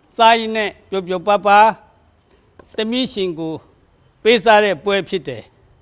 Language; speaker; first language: Burmese; non-native, local second language; Kachin